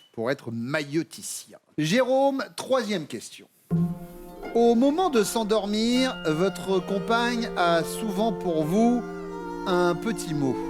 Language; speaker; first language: French; native; French